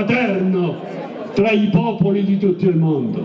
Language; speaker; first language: Italian; native; Italian